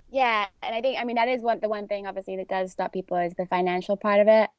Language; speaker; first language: English; native; English